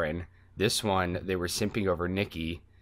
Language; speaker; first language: English; native; English